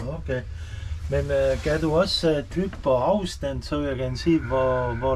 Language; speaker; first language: Danish; non-native, learner; Estonian